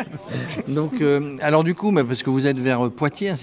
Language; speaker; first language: French; native; French